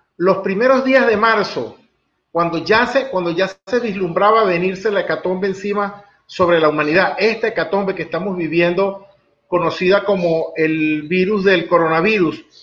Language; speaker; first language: Spanish; native; Spanish